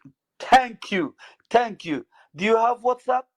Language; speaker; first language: English; non-native, learner; Somali